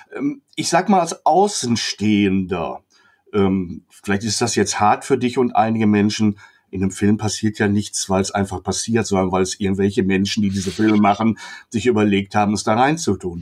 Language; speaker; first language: German; native; German